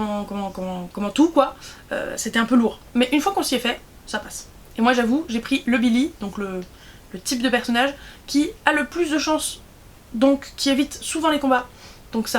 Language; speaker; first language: French; native; French